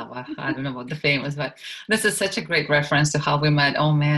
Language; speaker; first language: English; non-native, fluent; Russian